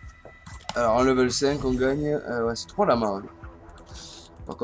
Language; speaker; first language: French; native; French